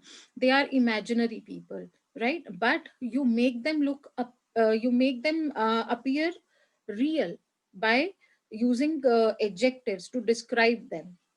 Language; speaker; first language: English; non-native, local second language; Hindi